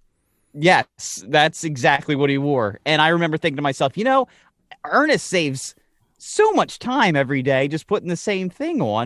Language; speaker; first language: English; native; English